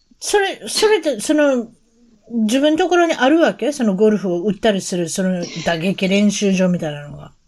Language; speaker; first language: Japanese; native; Japanese